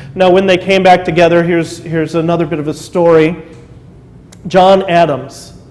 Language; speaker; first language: English; native; English